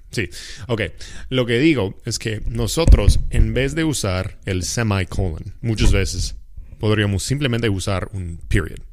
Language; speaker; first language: Spanish; non-native, fluent; English